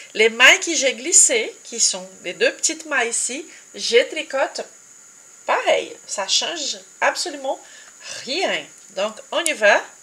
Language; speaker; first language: French; non-native, fluent; Portuguese